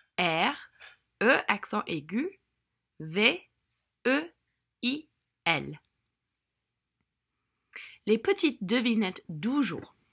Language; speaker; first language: French; non-native, fluent; English